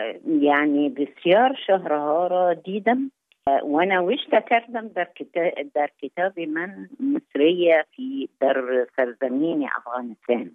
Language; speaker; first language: Persian; non-native, fluent; Arabic